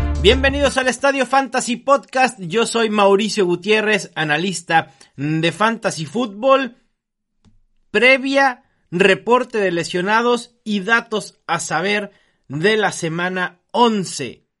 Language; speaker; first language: Spanish; native; Spanish